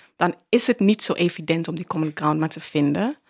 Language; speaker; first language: Dutch; early bilingual, other home language; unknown